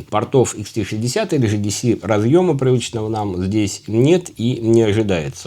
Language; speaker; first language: Russian; native; Russian